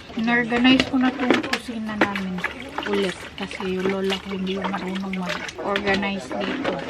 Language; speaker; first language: Filipino; non-native, local second language; Cebuano